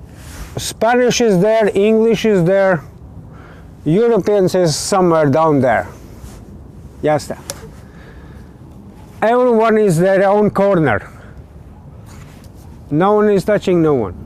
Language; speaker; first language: English; non-native, learner; Latvian